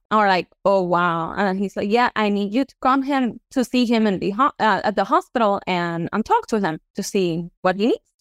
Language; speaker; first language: English; non-native, fluent; Spanish